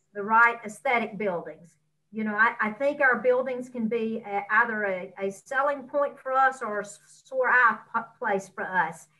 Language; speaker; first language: English; native; English